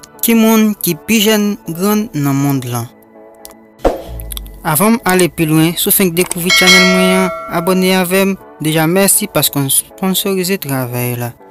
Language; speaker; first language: French; non-native, learner; Haitian Creole